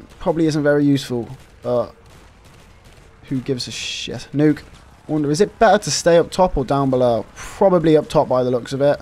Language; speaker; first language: English; native; English